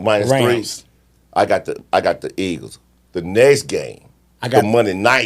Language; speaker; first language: English; native; English